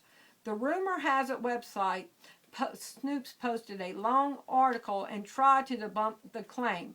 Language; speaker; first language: English; native; English